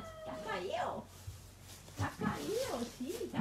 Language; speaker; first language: Spanish; native; Spanish